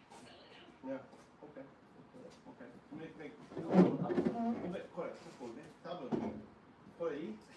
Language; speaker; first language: Japanese; non-native, learner; English